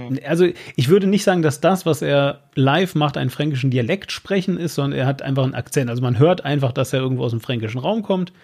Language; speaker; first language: German; native; German